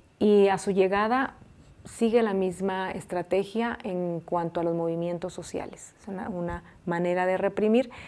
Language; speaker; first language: Spanish; native; Spanish